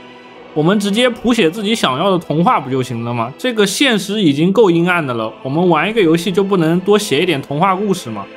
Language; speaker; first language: Chinese; native; Chinese